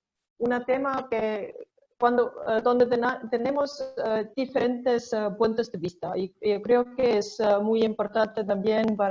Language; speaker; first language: Spanish; non-native, fluent; Estonian